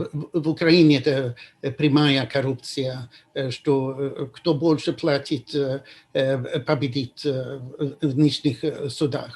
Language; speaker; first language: Russian; non-native, fluent; Swedish